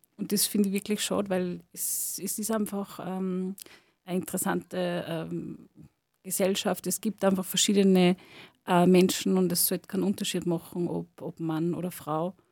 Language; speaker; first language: German; native; German